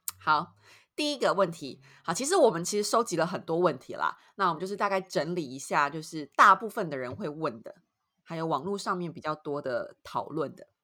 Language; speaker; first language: Chinese; native; Chinese